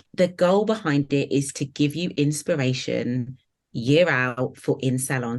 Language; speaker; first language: English; native; English